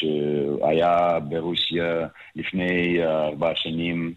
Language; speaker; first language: Hebrew; non-native, learner; Russian